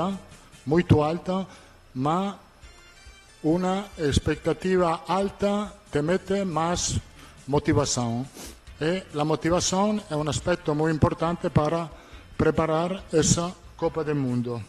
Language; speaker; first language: Portuguese; non-native, learner; Italian